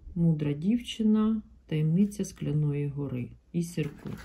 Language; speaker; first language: Ukrainian; non-native, local second language; Russian